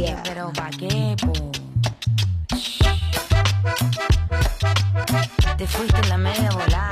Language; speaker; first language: Spanish; native; Spanish